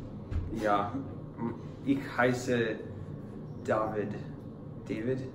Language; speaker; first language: German; non-native, learner; English